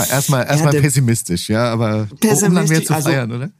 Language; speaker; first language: German; native; German